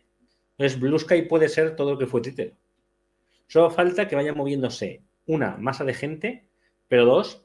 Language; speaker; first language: Spanish; native; Spanish